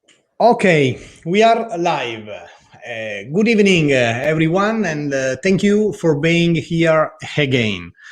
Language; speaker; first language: English; non-native, learner; Italian